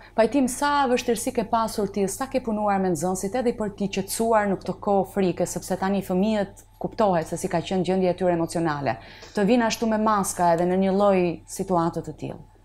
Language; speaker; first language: Albanian; native; Albanian